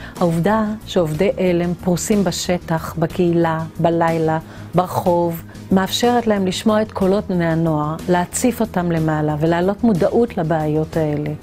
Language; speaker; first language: Hebrew; native; Hebrew